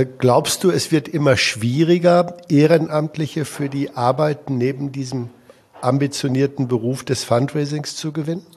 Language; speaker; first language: German; native; German